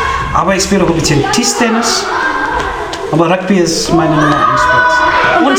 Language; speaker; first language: German; non-native, fluent; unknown